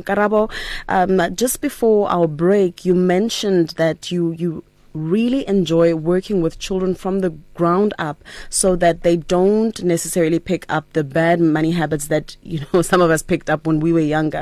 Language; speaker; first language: English; non-native, local second language; Tswana